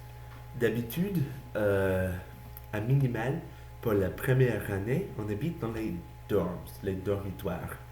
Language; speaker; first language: French; non-native, learner; English